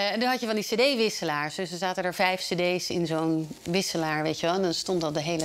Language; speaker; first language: Dutch; native; Dutch